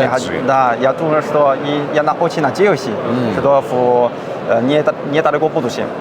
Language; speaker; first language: Russian; non-native, learner; Chinese